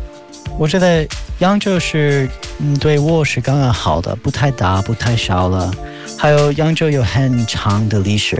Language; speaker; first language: Chinese; non-native, fluent; English